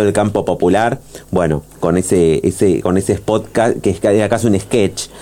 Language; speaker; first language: Spanish; native; Spanish